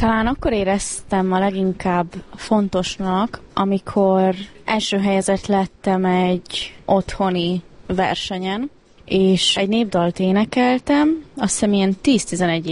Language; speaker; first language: Hungarian; native; Hungarian